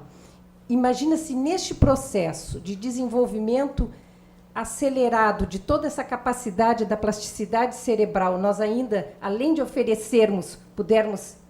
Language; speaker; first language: Portuguese; native; Portuguese